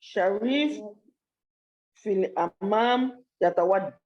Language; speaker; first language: Arabic; non-native, learner; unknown